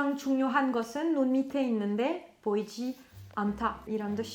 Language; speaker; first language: Korean; non-native, fluent; French